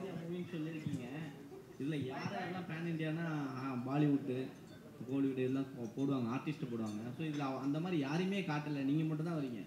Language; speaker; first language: Tamil; native; Tamil